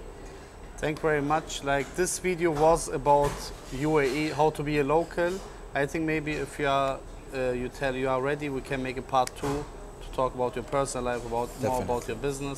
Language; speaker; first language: English; non-native, learner; German